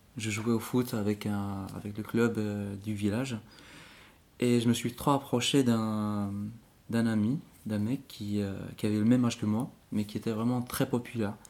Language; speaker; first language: French; non-native, local second language; Arabic